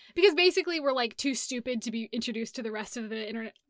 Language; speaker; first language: English; native; English